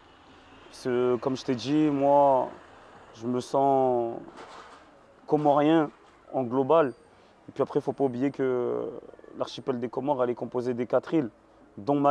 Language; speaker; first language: French; non-native, local second language; Comorian